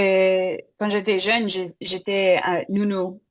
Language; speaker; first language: French; non-native, fluent; English